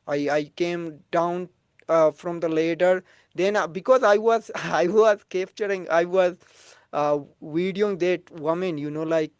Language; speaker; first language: English; non-native, fluent; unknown